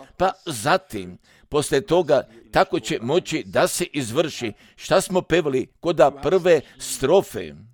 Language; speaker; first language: Croatian; early bilingual, heritage; Serbian